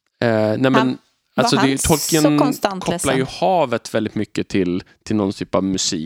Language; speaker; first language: Swedish; native; Swedish